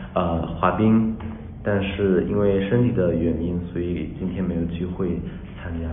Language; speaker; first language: Chinese; early bilingual, heritage; Chinese